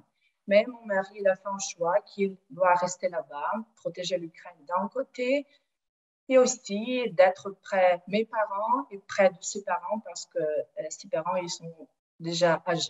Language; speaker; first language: French; non-native, fluent; Ukrainian